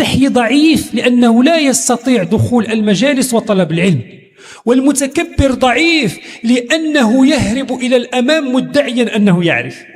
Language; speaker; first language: Arabic; native; Arabic